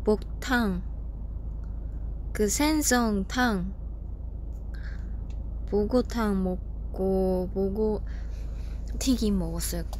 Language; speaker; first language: Korean; non-native, fluent; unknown